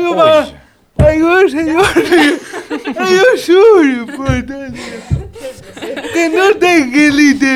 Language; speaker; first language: Swedish; non-native, learner; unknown